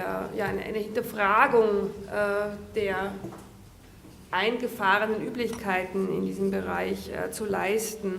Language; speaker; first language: German; native; German